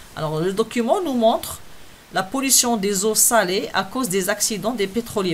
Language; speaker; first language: French; non-native, local second language; Arabic